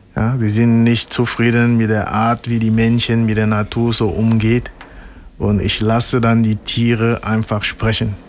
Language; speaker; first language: German; non-native, fluent; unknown